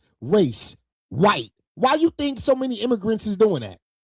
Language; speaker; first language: English; native; English